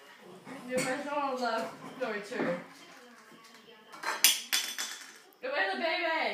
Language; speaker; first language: French; non-native, learner; English